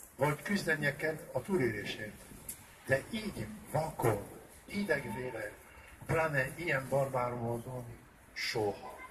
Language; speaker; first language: Hungarian; non-native, fluent; French